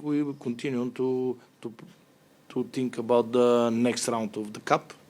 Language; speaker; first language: English; non-native, learner; Bulgarian